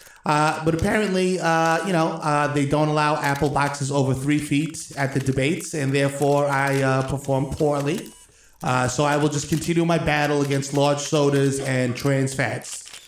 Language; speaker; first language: English; native; English